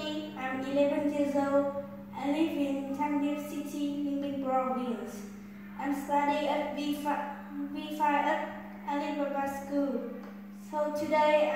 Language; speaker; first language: English; non-native, learner; Vietnamese